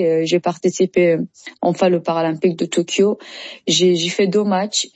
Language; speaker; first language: French; non-native, learner; Persian